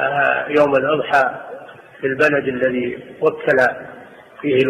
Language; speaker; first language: Arabic; native; Arabic